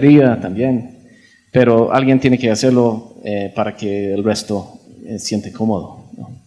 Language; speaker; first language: Spanish; non-native, fluent; English